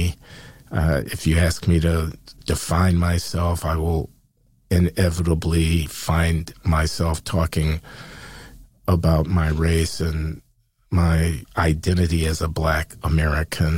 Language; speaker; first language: English; native; English